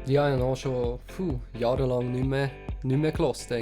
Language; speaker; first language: German; native; German